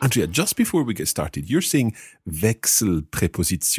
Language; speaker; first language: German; non-native, learner; English